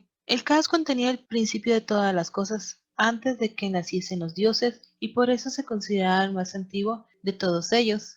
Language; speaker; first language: Spanish; native; Spanish